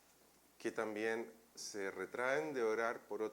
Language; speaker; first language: Spanish; native; Spanish